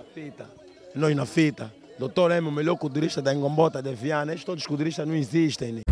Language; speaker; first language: Portuguese; non-native, local second language; Kongo